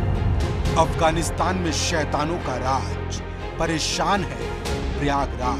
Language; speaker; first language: Hindi; native; Hindi